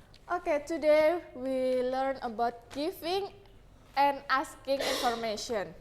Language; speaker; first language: English; non-native, learner; Indonesian